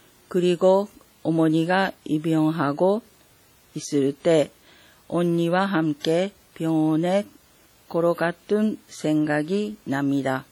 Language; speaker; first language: Korean; non-native, fluent; Japanese